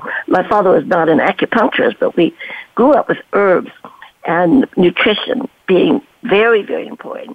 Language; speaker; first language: English; native; English